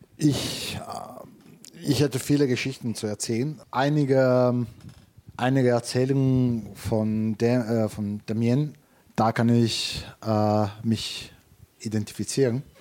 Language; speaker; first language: German; non-native, fluent; Italian